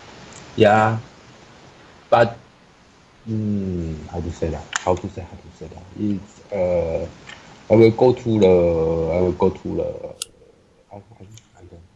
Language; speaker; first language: English; non-native, learner; Chinese